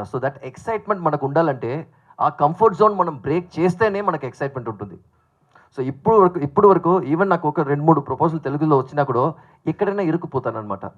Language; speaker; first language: Telugu; native; Telugu